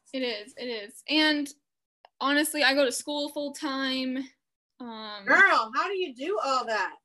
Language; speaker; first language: English; native; English